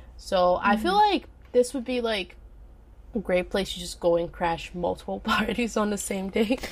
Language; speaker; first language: English; non-native, fluent; Portuguese